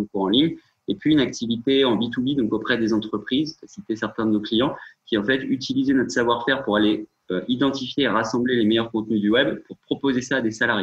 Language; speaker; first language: French; native; French